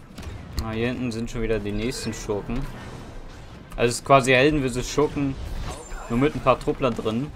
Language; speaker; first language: German; native; German